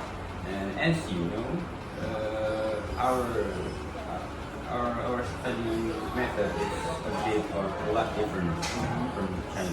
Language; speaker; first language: English; non-native, local second language; Indonesian